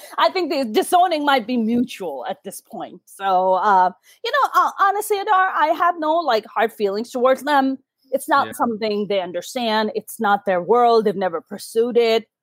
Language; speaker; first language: English; early bilingual, other home language; Urdu